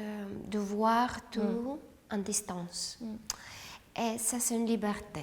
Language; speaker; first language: French; non-native, fluent; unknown